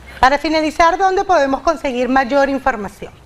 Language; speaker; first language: Spanish; native; Spanish